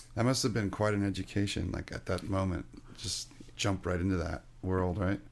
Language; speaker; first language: English; early bilingual, other home language; French